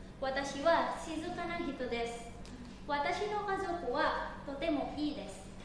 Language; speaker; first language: Japanese; non-native, learner; Indonesian